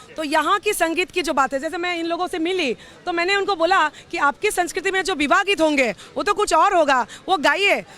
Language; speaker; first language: Hindi; non-native, local second language; Assamese